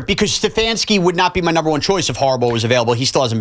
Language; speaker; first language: English; native; English